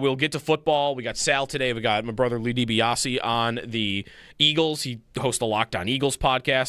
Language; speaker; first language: English; native; English